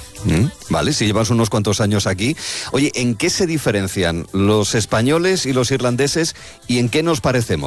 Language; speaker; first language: Spanish; native; Spanish